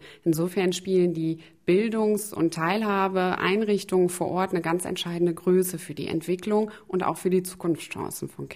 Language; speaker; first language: German; native; German